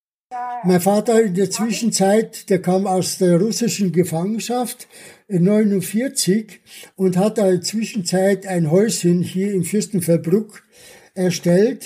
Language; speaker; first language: German; early bilingual, other home language; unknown